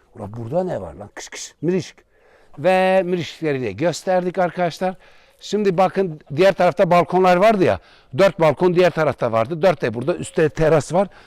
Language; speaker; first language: Turkish; native; Turkish